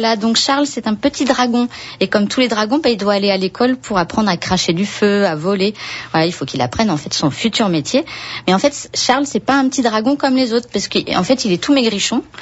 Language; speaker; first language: French; native; French